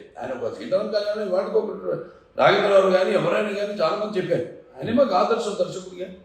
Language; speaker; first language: Telugu; native; Telugu